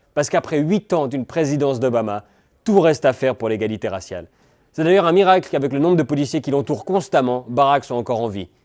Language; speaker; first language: French; native; French